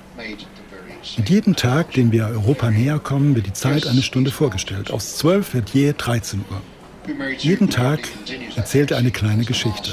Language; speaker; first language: German; native; German